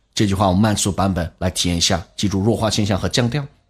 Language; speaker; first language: Chinese; native; Chinese